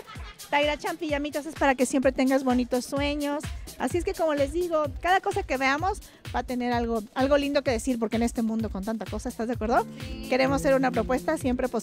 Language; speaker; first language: Spanish; native; Spanish